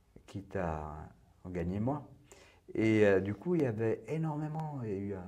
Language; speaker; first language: French; non-native, fluent; Persian